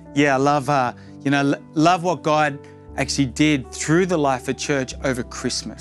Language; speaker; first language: English; native; English